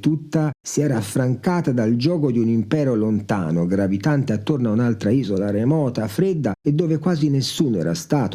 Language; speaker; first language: Italian; native; Italian